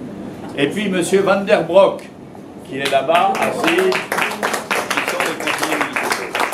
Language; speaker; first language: French; native; French